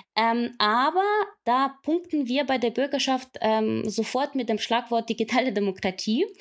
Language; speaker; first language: German; non-native, fluent; Ukrainian